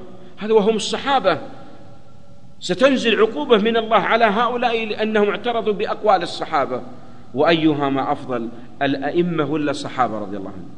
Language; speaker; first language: Arabic; native; Arabic